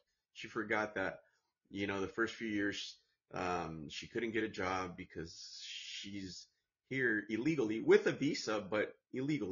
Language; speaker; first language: English; native; English